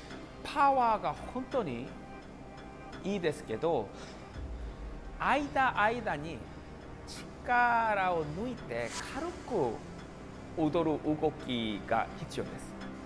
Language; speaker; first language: Japanese; non-native, fluent; Korean